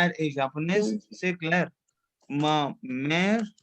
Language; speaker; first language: French; non-native, fluent; Hindi